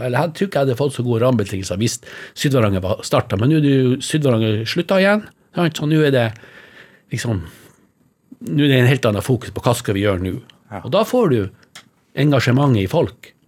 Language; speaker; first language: Norwegian; native; Norwegian